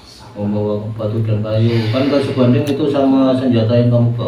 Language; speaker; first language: Indonesian; native; Indonesian